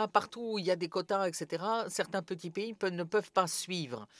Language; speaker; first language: French; non-native, fluent; Serbian